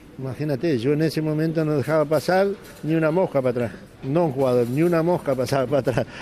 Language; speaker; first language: Spanish; native; Spanish